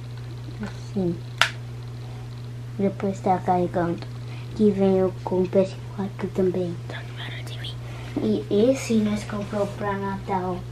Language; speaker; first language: Portuguese; early bilingual, heritage; Portuguese